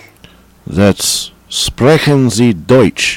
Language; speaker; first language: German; non-native, learner; English